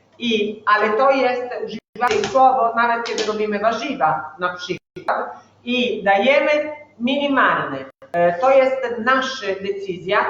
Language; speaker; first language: Polish; non-native, learner; Italian